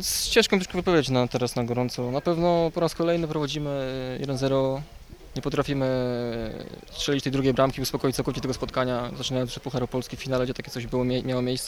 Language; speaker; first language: Polish; native; Polish